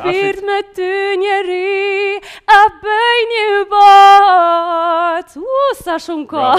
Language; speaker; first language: Albanian; early bilingual, heritage; Spanish